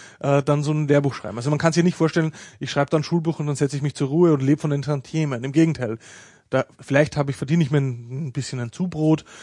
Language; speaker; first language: German; native; German